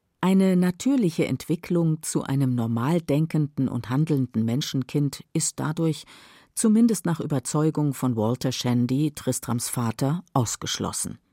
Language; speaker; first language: German; native; German